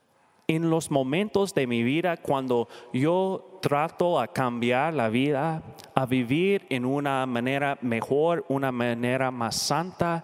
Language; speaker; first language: Spanish; non-native, learner; English